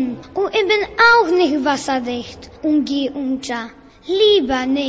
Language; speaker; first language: German; non-native, learner; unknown